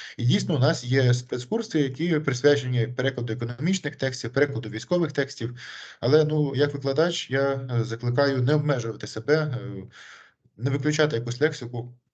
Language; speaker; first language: Ukrainian; native; Ukrainian